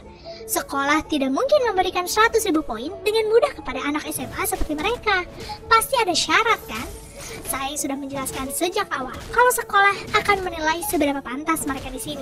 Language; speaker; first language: Indonesian; native; Indonesian